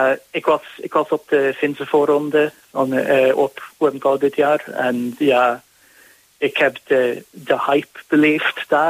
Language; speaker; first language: Dutch; non-native, fluent; English